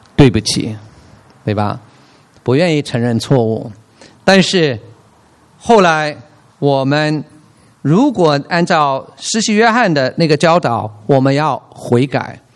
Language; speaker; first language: Chinese; non-native, fluent; English